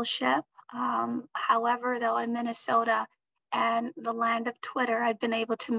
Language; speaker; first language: English; early bilingual, other home language; Somali